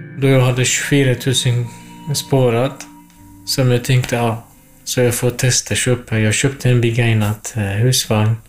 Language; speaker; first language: Swedish; non-native, fluent; Kurdish